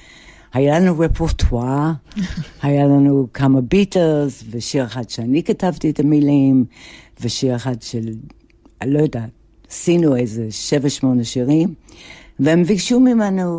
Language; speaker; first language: Hebrew; non-native, fluent; English